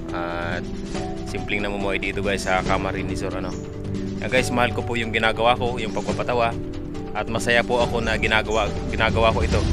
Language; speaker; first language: Filipino; non-native, local second language; Bikol